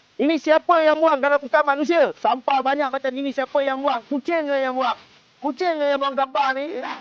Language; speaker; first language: Malay; native; Malay